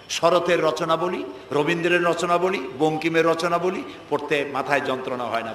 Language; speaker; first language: Bangla; native; Bangla